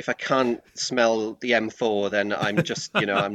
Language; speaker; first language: English; native; English